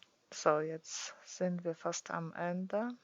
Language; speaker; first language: German; non-native, fluent; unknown